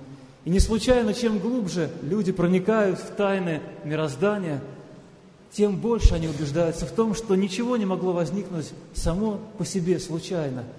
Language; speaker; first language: Russian; native; Russian